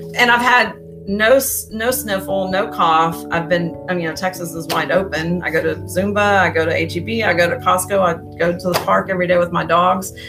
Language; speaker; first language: English; native; English